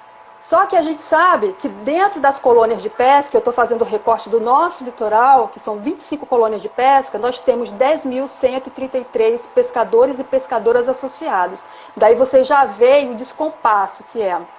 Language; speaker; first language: Portuguese; native; Portuguese